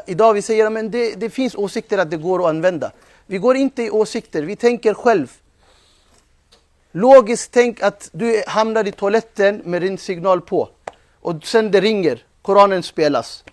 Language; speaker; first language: Swedish; non-native, fluent; Urdu